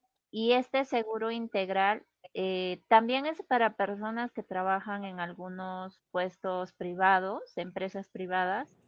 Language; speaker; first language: Spanish; native; Spanish